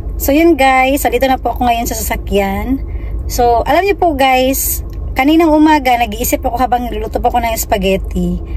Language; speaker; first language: Filipino; non-native, local second language; Cebuano